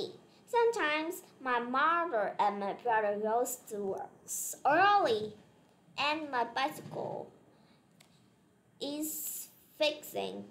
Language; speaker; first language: English; non-native, learner; Vietnamese